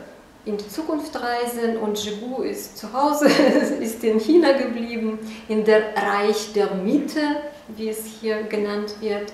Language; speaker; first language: German; non-native, fluent; Russian